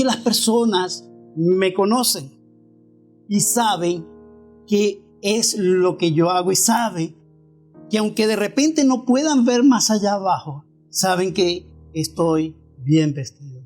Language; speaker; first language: Spanish; native; Spanish